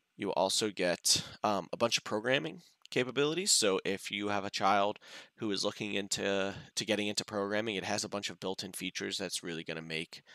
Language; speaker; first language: English; native; English